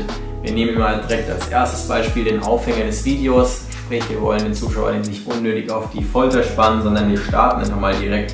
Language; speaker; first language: German; native; German